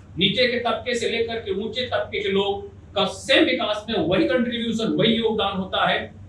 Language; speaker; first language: Hindi; native; Hindi